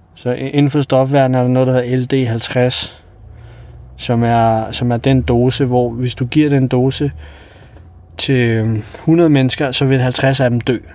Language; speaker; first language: Danish; early bilingual, other home language; Albanian